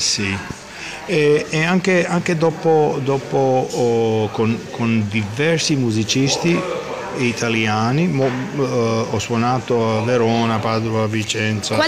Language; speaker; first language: Italian; non-native, learner; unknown